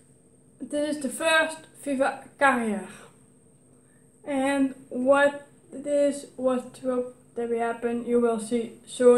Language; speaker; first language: English; non-native, learner; Dutch